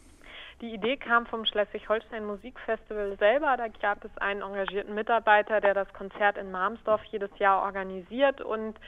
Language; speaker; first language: German; native; German